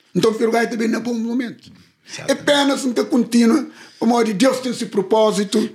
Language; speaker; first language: Portuguese; non-native, local second language; Kabuverdianu